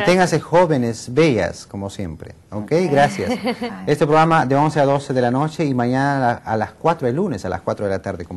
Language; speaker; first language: Spanish; native; Spanish